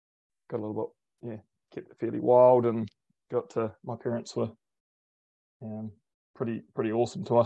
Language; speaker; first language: English; native; English